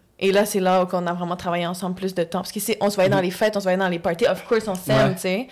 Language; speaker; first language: French; native; French